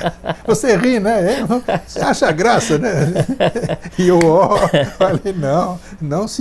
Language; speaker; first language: Portuguese; native; Portuguese